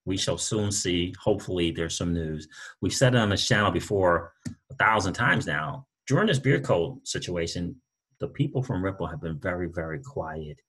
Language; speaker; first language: English; native; English